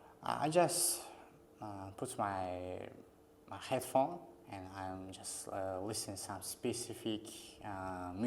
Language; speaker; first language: English; non-native, learner; Uzbek